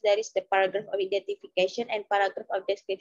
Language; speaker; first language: English; non-native, learner; Indonesian